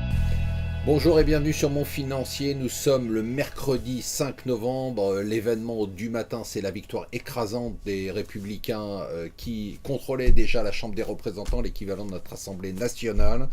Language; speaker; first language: French; native; French